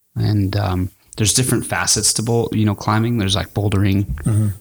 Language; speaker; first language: English; native; English